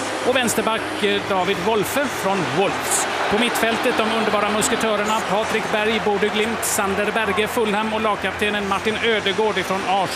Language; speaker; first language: Swedish; native; Swedish